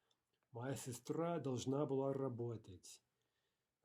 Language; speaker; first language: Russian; non-native, fluent; English